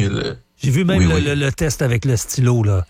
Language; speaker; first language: French; native; French